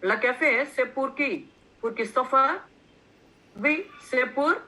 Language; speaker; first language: French; non-native, fluent; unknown